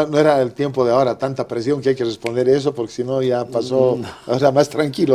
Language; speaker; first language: Spanish; native; Spanish